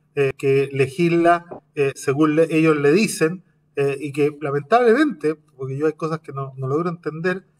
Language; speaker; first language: Spanish; native; Spanish